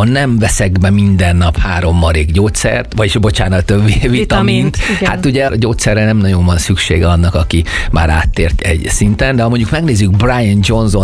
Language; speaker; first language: Hungarian; native; Hungarian